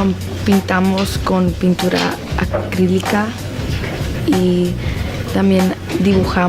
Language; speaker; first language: Spanish; early bilingual, other home language; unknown